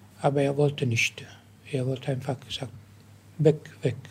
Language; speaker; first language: German; non-native, learner; Italian